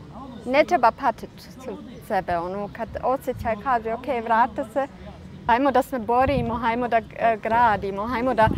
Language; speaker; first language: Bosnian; early bilingual, heritage; Bosnian